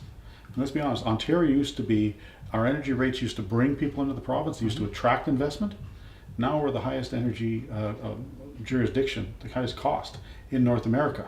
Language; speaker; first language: English; native; English